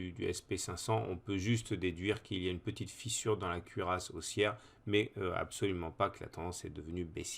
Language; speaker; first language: French; native; French